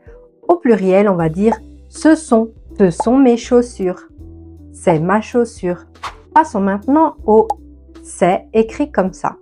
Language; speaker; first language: French; non-native, fluent; Italian